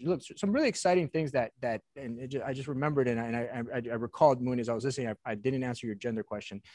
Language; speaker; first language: English; native; English